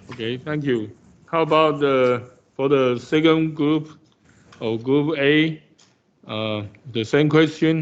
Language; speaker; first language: English; non-native, fluent; Chinese